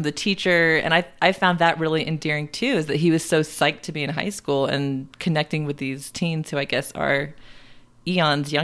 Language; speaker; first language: English; native; English